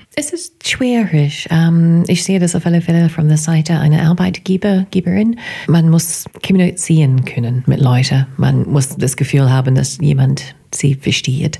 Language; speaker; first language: German; non-native, fluent; English